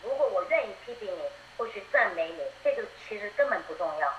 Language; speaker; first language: Chinese; early bilingual, other home language; English